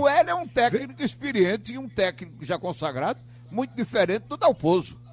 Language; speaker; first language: Portuguese; native; Portuguese